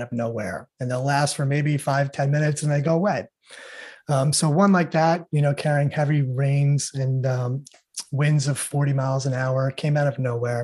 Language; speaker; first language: English; native; English